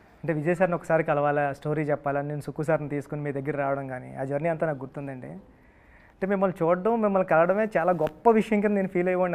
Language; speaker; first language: Telugu; native; Telugu